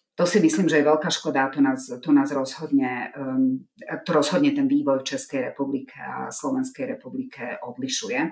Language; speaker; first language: Slovak; non-native, local second language; Hungarian